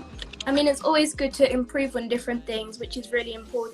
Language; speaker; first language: English; native; English